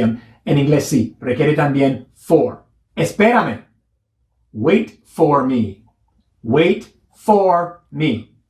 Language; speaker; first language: Spanish; non-native, fluent; English